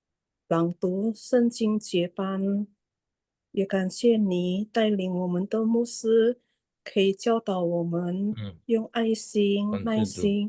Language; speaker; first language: Chinese; non-native, learner; Indonesian